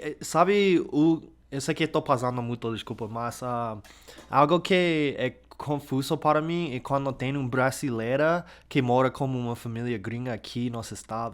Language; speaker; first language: Portuguese; non-native, fluent; English